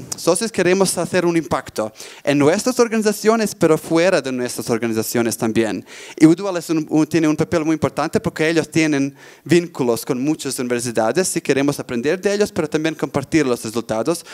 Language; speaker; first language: Spanish; non-native, fluent; Bosnian